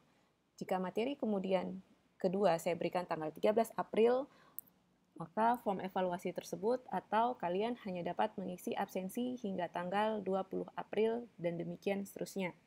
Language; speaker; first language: Indonesian; native; Indonesian